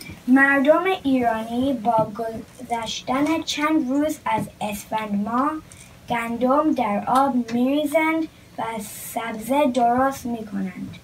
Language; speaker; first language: Persian; early bilingual, heritage; Persian